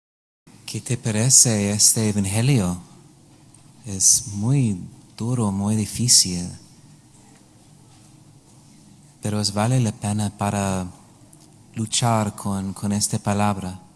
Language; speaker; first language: Spanish; non-native, learner; English